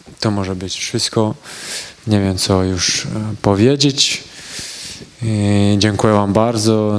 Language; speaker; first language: Polish; non-native, learner; Croatian